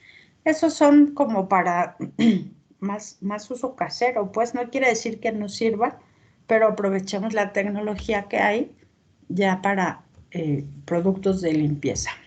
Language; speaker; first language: Spanish; native; Spanish